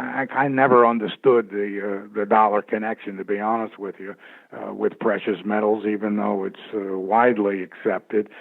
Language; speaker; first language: English; native; English